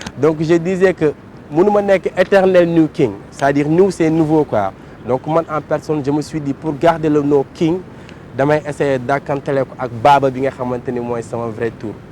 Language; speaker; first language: Wolof; native; Wolof